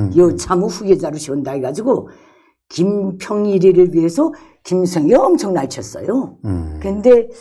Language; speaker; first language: Korean; early bilingual, other home language; Chinese